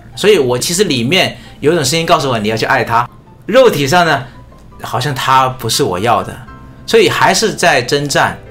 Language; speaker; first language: Chinese; native; Chinese